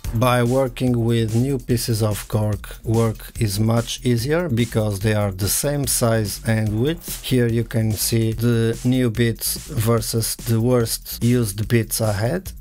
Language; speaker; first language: English; non-native, fluent; Portuguese